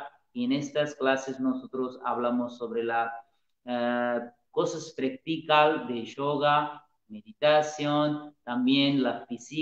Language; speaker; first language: Spanish; non-native, learner; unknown